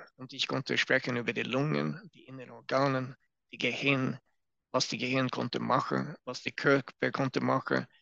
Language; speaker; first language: German; non-native, learner; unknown